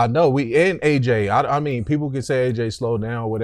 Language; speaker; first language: English; native; English